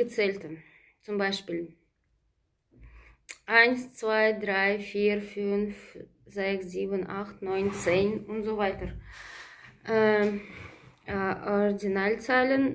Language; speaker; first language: German; non-native, fluent; Russian